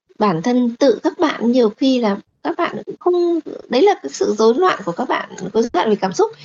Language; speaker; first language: Vietnamese; native; Vietnamese